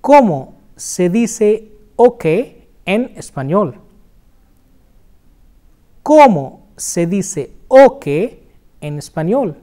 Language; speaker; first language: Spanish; non-native, fluent; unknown